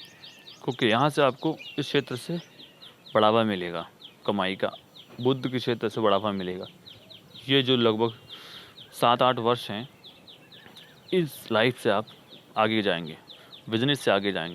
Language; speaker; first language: Hindi; native; Hindi